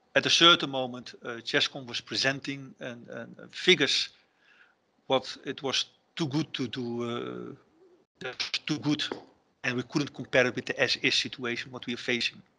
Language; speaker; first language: English; non-native, fluent; Dutch